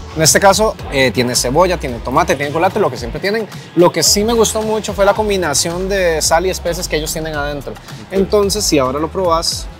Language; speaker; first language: Spanish; native; Spanish